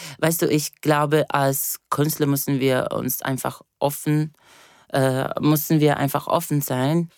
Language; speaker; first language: German; non-native, fluent; Portuguese